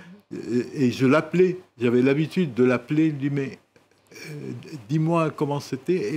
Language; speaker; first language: French; non-native, local second language; Arabic